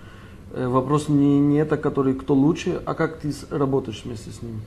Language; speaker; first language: Russian; non-native, learner; Greek